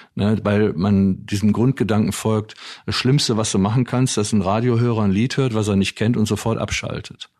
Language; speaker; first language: German; native; German